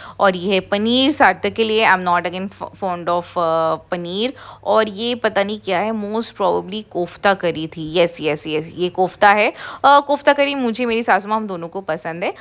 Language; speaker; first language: Hindi; non-native, local second language; Bangla